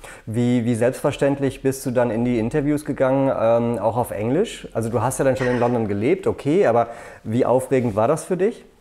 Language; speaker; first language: German; native; German